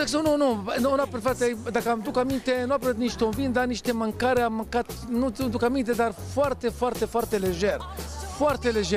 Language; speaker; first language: Romanian; non-native, learner; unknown